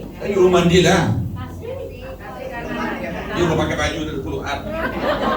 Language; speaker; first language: Indonesian; non-native, learner; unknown